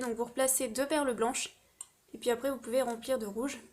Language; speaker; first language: French; native; French